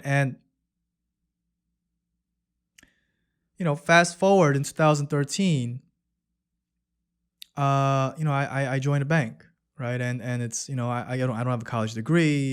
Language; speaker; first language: English; early bilingual, other home language; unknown